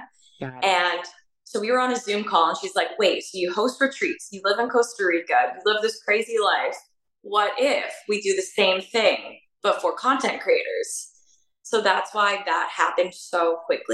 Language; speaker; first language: English; native; English